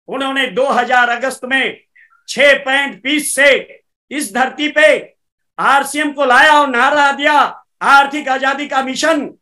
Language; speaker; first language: Hindi; native; Hindi